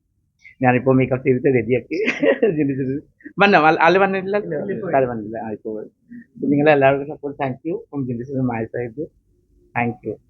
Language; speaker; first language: Malayalam; non-native, local second language; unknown